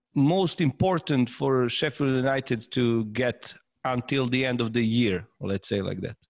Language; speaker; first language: English; non-native, fluent; Serbian